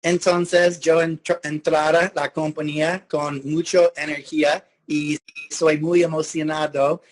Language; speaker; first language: Spanish; non-native, learner; English